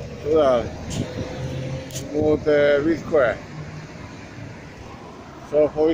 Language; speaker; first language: Swedish; non-native, learner; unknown